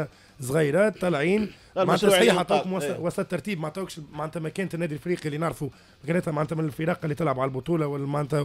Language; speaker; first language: Arabic; native; Arabic